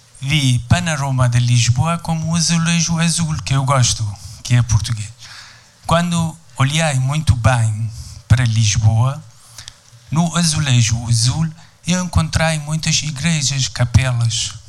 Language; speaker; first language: Portuguese; non-native, fluent; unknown